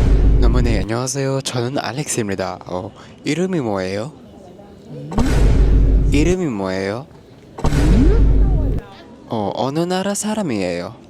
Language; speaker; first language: Korean; non-native, learner; Filipino